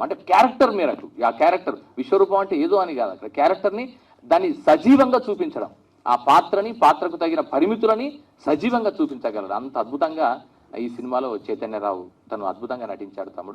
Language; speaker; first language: Telugu; native; Telugu